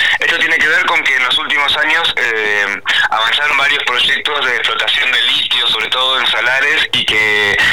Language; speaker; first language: Spanish; native; Spanish